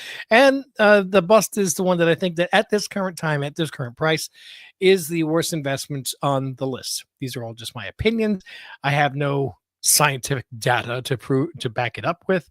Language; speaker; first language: English; native; English